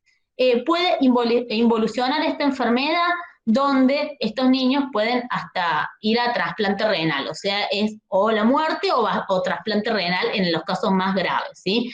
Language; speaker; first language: Spanish; native; Spanish